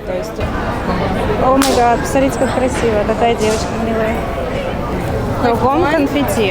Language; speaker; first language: Russian; native; Russian